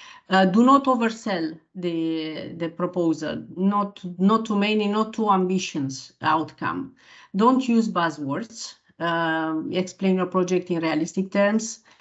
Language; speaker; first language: English; non-native, fluent; Romanian